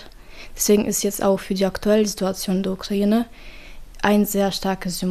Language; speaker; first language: German; non-native, fluent; Ukrainian